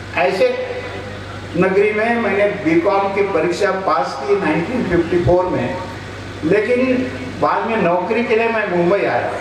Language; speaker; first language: Hindi; non-native, local second language; Marathi